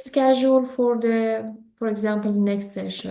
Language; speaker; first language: English; non-native, learner; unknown